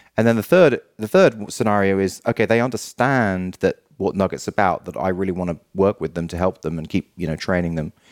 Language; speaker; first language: English; native; English